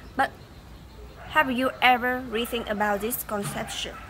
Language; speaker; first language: English; non-native, fluent; Vietnamese